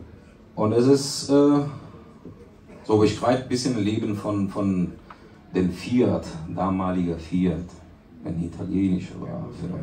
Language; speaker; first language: German; non-native, fluent; Italian